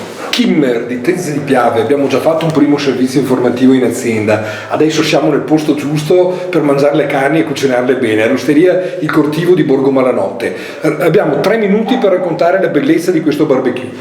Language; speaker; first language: Italian; native; Italian